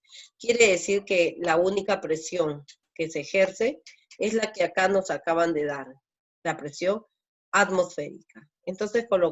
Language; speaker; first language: Spanish; native; Spanish